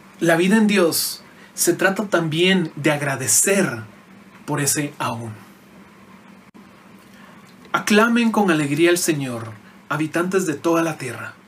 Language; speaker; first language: Spanish; native; Spanish